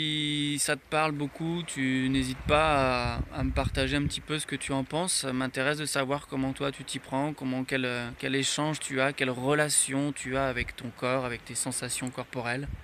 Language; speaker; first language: French; native; French